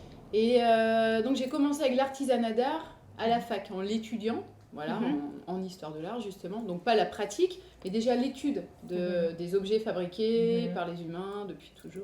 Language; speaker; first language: French; native; French